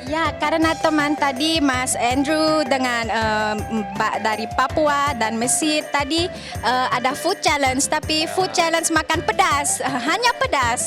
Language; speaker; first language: Indonesian; non-native, fluent; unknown